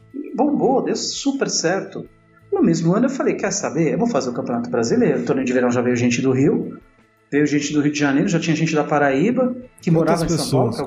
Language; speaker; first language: Portuguese; non-native, local second language; Italian